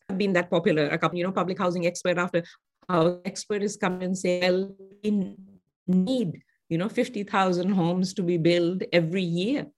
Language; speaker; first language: English; non-native, local second language; Urdu